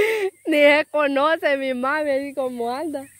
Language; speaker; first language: Spanish; native; Spanish